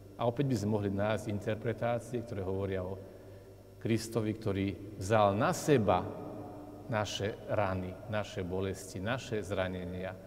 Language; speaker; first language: Slovak; native; Slovak